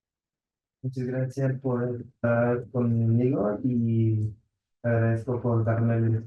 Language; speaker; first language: Spanish; non-native, local second language; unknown